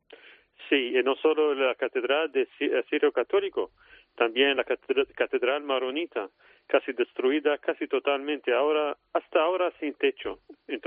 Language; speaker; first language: Spanish; non-native, fluent; Arabic